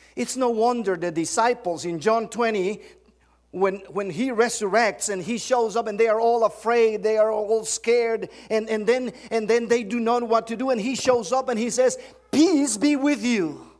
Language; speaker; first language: English; non-native, fluent; Spanish